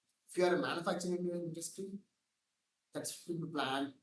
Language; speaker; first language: English; non-native, local second language; Tamil